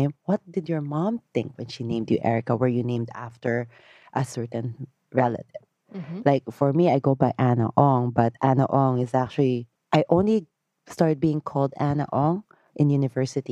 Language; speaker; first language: English; non-native, local second language; Filipino